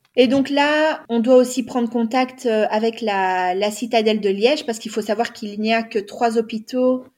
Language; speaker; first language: French; native; French